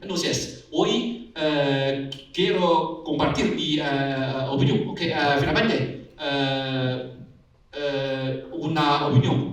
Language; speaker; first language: Spanish; non-native, learner; Chinese